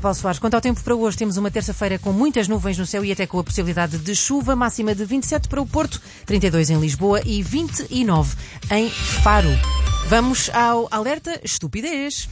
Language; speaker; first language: Portuguese; native; Portuguese